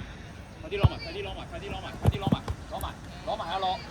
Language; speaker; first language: Cantonese; native; Cantonese